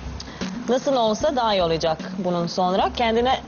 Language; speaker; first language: Turkish; non-native, learner; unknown